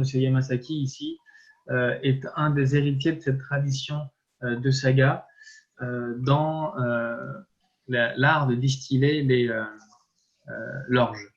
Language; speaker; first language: French; native; French